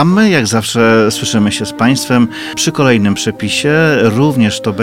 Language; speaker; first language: Polish; native; Polish